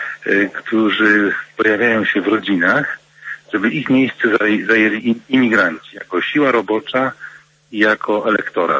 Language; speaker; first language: Polish; native; Polish